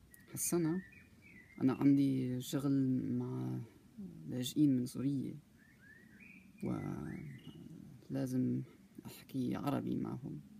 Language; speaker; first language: Arabic; non-native, learner; German